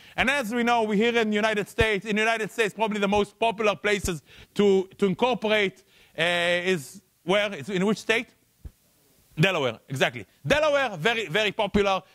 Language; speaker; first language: English; non-native, fluent; Hebrew